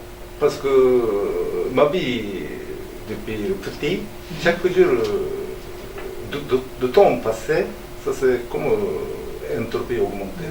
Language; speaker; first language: French; non-native, learner; Japanese